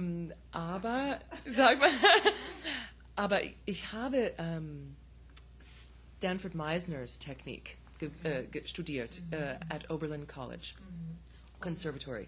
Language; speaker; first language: German; non-native, fluent; English